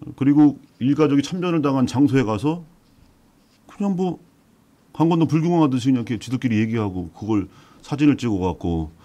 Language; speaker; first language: Korean; native; Korean